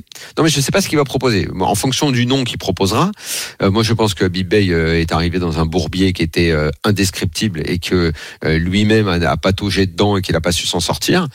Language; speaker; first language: French; native; French